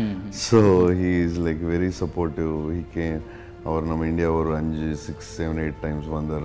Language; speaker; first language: Tamil; non-native, local second language; Telugu